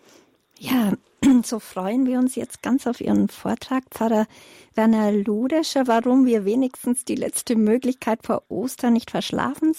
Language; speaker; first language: German; native; German